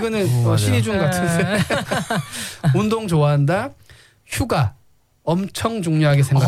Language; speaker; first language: Korean; native; Korean